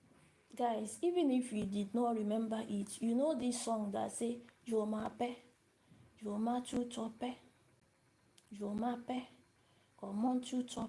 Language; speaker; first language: French; non-native, learner; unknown